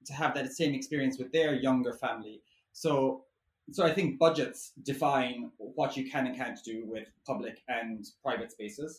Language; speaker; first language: English; native; English